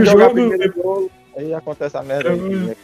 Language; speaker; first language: Portuguese; native; Portuguese